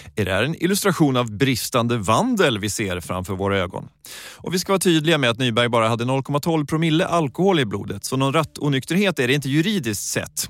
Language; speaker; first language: Swedish; native; Swedish